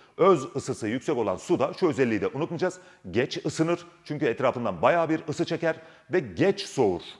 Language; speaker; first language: Turkish; native; Turkish